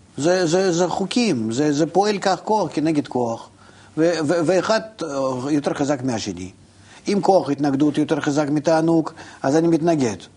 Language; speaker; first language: Hebrew; non-native, fluent; Russian